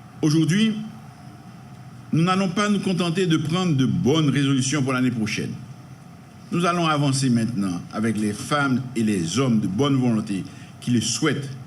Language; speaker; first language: French; non-native, local second language; Haitian Creole